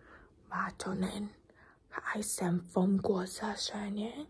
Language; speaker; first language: Vietnamese; non-native, fluent; Russian